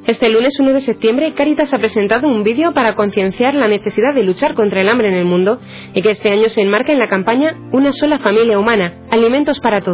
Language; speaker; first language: Spanish; native; Spanish